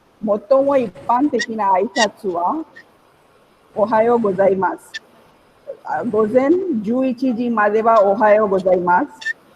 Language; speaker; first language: Japanese; non-native, fluent; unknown